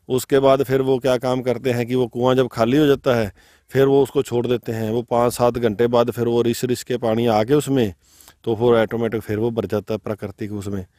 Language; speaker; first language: Hindi; non-native, local second language; Punjabi